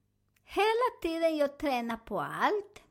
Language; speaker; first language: Swedish; non-native, learner; Spanish